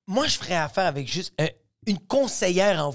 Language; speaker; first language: French; native; French